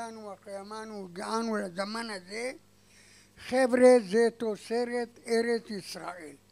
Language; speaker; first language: Hebrew; non-native, fluent; Arabic